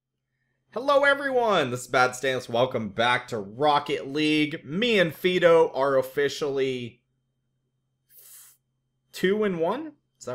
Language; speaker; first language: English; native; English